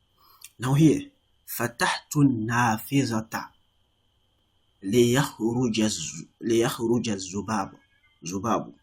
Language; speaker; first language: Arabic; non-native, fluent; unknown